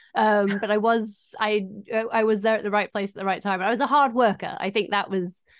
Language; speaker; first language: English; native; English